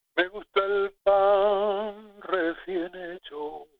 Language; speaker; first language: Spanish; native; Spanish